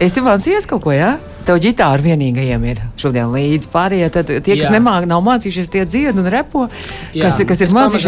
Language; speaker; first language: Latvian; native; Latvian